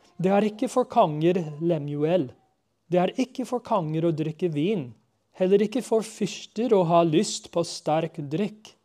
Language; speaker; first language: Norwegian; non-native, fluent; English